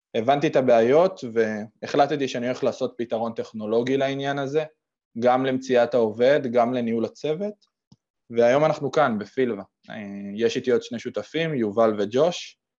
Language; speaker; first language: Hebrew; native; Hebrew